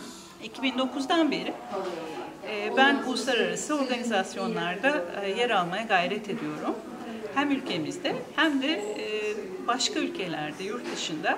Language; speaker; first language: Turkish; native; Turkish